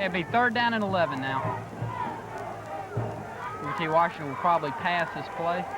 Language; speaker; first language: English; native; English